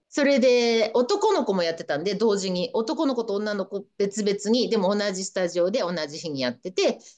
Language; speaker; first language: Japanese; native; Japanese